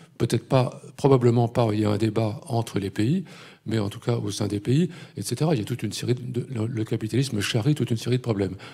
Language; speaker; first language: French; native; French